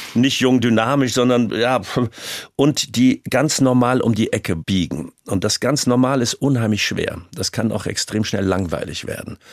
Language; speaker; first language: German; native; German